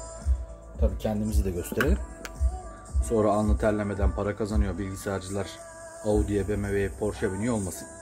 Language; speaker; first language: Turkish; native; Turkish